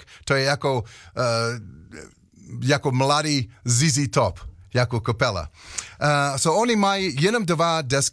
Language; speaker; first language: Czech; non-native, learner; English